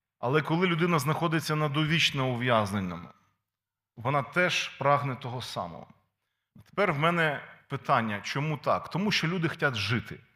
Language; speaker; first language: Ukrainian; non-native, local second language; Russian